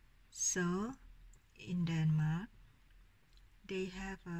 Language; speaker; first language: English; non-native, learner; Indonesian